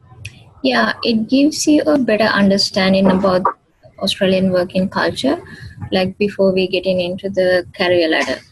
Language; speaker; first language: English; non-native, fluent; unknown